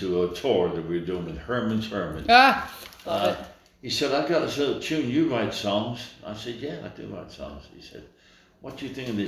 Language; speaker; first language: English; native; English